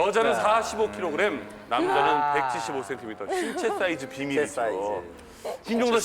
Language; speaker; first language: Korean; native; Korean